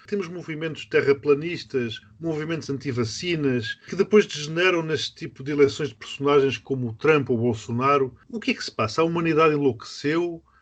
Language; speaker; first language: Portuguese; native; Portuguese